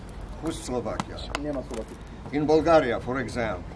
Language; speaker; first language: English; non-native, learner; Polish